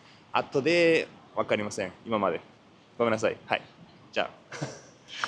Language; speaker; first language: Japanese; non-native, learner; German